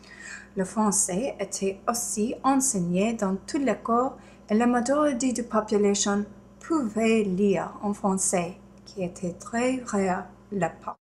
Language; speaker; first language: French; non-native, learner; English